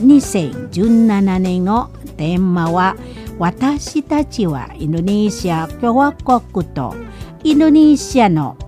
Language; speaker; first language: Japanese; non-native, learner; Indonesian